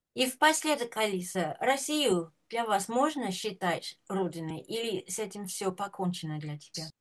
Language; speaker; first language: Russian; non-native, fluent; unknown